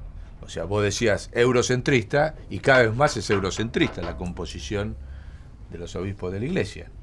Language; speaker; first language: Spanish; native; Spanish